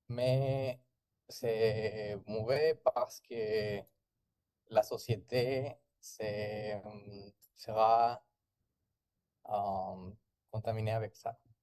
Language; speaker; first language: French; non-native, learner; Spanish